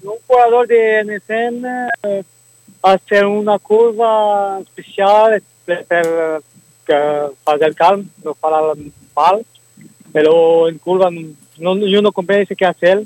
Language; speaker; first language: Spanish; non-native, learner; French